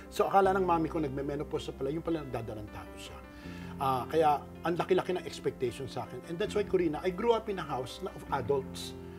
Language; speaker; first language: Filipino; native; Filipino